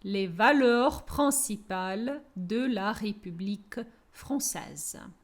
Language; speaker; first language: French; non-native, fluent; Ukrainian